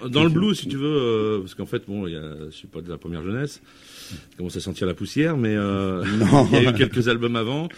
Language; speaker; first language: French; native; French